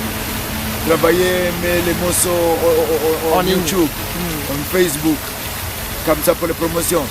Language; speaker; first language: French; non-native, learner; English